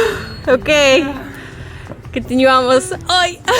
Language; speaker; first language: Spanish; non-native, learner; English